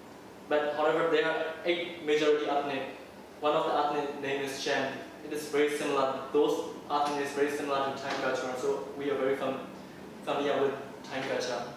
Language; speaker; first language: English; non-native, learner; Burmese